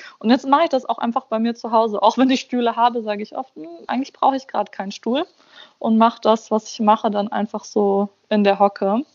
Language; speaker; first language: German; early bilingual, other home language; Persian